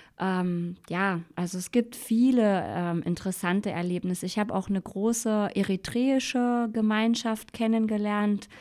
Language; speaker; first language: German; native; German